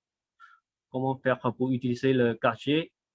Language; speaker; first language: French; non-native, fluent; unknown